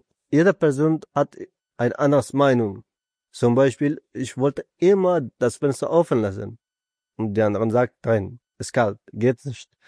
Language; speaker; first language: German; non-native, learner; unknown